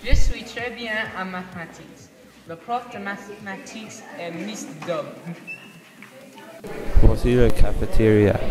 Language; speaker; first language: French; non-native, learner; English